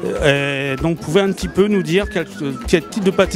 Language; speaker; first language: French; native; French